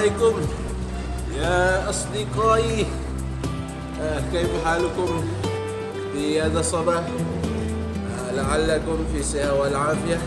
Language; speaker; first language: Arabic; non-native, learner; Malay